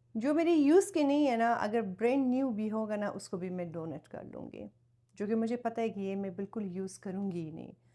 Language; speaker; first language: Urdu; non-native, fluent; Persian